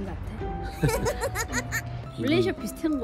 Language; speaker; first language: Korean; non-native, learner; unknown